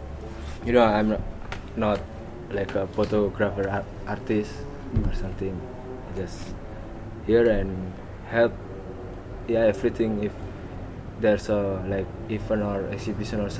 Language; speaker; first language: English; non-native, learner; Indonesian